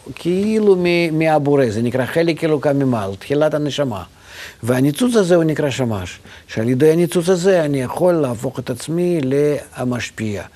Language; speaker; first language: Hebrew; non-native, fluent; Russian